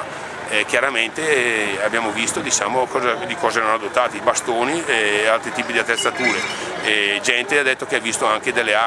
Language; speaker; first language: Italian; native; Italian